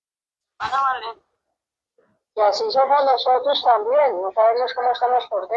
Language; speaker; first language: Spanish; native; Spanish